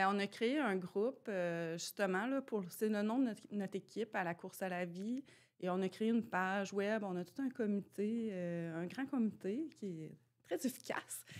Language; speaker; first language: French; native; French